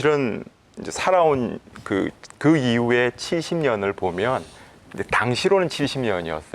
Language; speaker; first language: Korean; native; Korean